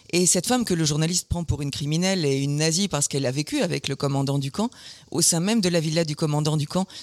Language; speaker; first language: French; early bilingual, other home language; German